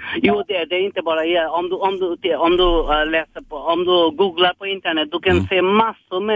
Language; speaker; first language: Swedish; non-native, fluent; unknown